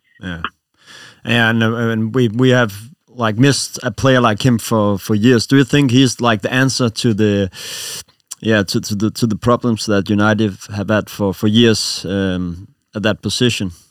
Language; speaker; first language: English; non-native, fluent; Danish